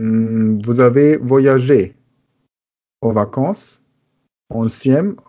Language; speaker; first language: French; non-native, learner; German